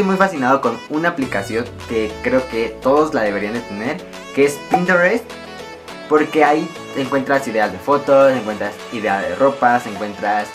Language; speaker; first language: Spanish; native; Spanish